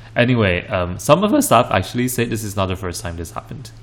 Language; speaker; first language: English; non-native, fluent; Chinese